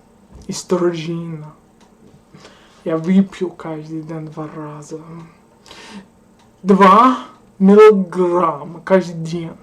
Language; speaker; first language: Russian; non-native, learner; English